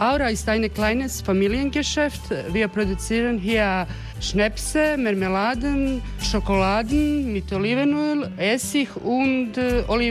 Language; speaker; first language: German; non-native, learner; Croatian